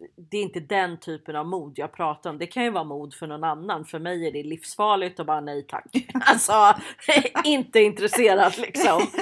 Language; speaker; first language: Swedish; native; Swedish